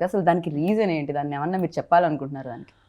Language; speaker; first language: Telugu; native; Telugu